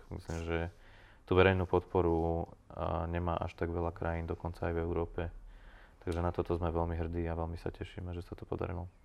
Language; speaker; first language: Slovak; native; Slovak